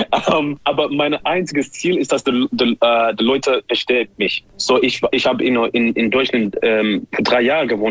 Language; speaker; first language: German; non-native, learner; English